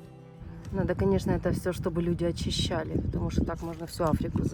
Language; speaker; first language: Russian; native; Russian